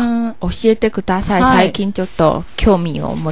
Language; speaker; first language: Japanese; non-native, learner; Chinese